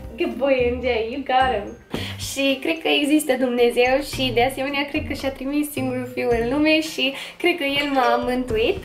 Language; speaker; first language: Romanian; non-native, fluent; English